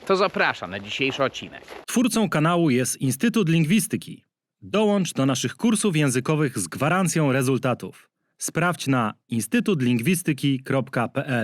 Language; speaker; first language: Polish; non-native, fluent; English